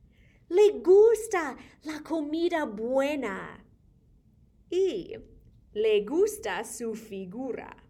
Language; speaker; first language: Spanish; non-native, fluent; English